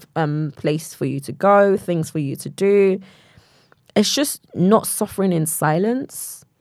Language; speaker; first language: English; non-native, local second language; Yoruba